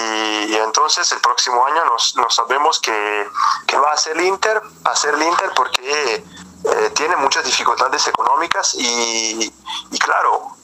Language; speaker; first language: Spanish; non-native, fluent; Italian